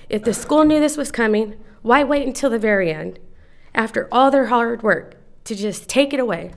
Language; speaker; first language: English; native; English